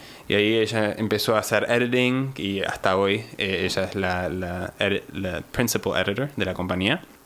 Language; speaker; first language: Spanish; native; Spanish